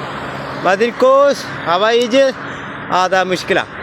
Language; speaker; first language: Arabic; non-native, learner; Malayalam